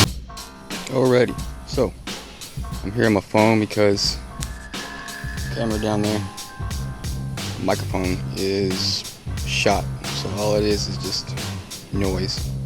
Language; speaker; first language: English; native; English